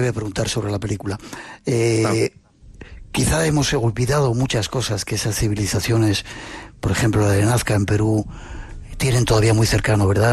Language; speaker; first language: Spanish; native; Spanish